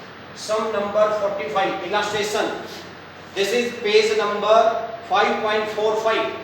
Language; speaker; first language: English; non-native, local second language; Hindi